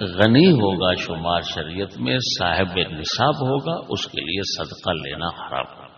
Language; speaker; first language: Urdu; non-native, local second language; Punjabi